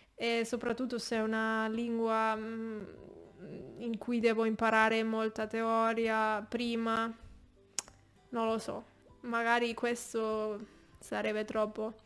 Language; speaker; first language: Italian; non-native, fluent; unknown